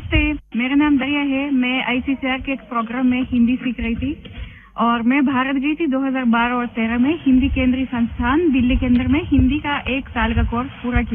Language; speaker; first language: Hindi; non-native, fluent; Russian